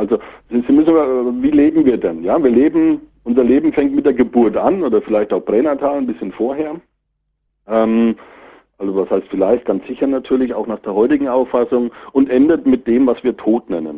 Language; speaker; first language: German; native; German